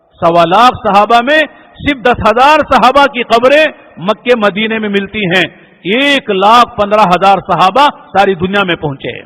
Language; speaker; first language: Urdu; native; Urdu